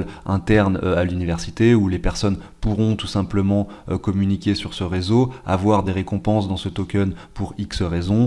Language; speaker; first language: French; native; French